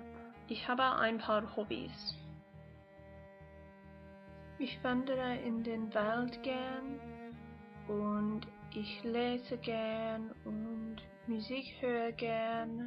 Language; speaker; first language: German; non-native, learner; English